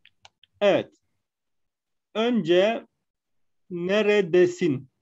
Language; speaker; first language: Turkish; non-native, fluent; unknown